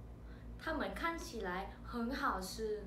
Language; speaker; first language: Chinese; non-native, learner; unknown